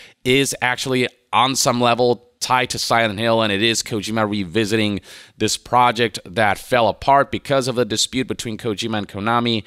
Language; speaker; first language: English; native; English